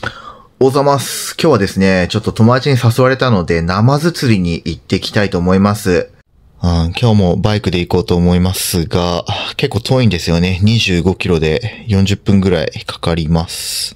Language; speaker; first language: Japanese; native; Japanese